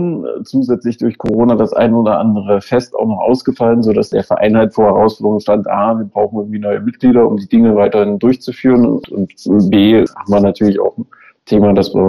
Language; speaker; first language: German; native; German